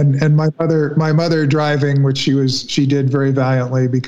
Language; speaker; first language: English; native; English